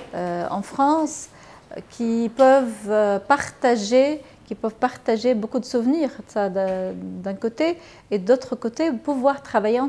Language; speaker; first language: French; non-native, fluent; Arabic